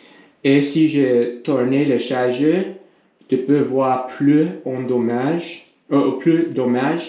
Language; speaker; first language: French; non-native, learner; English